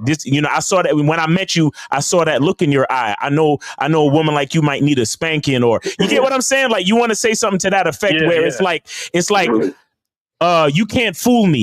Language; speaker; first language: English; native; English